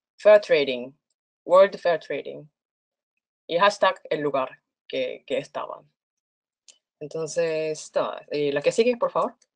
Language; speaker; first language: Spanish; non-native, fluent; Korean